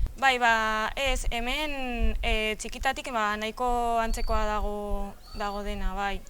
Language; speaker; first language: Basque; non-native, local second language; Spanish